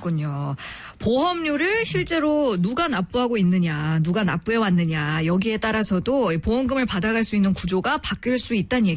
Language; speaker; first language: Korean; native; Korean